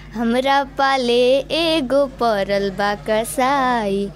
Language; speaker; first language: Hindi; non-native, local second language; Bhojpuri